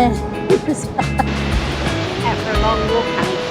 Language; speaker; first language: English; native; English